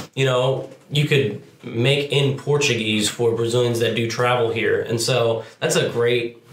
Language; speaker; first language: English; native; English